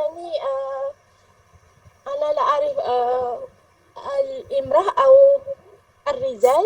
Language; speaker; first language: Arabic; non-native, learner; Malay